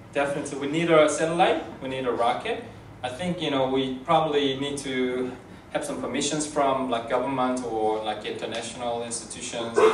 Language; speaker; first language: English; non-native, fluent; Korean